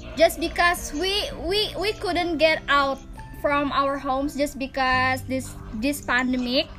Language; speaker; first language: English; non-native, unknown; Indonesian